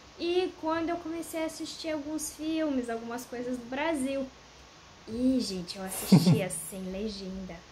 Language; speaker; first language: Portuguese; non-native, fluent; Romanian